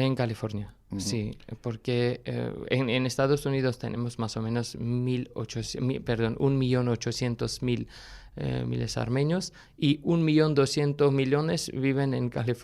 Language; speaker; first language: Spanish; non-native, fluent; Armenian